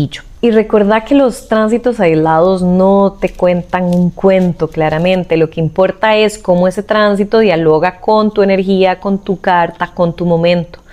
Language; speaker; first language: Spanish; native; Spanish